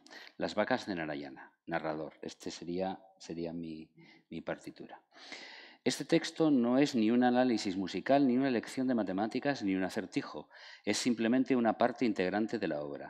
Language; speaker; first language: Spanish; native; Spanish